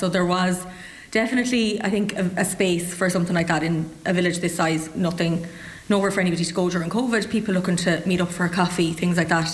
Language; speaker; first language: English; native; English